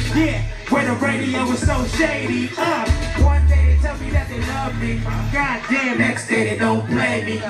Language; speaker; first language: English; native; English